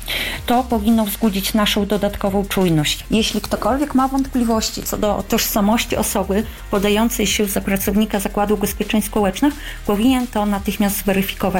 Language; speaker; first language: Polish; native; Polish